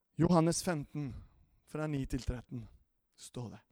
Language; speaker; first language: Norwegian; non-native, fluent; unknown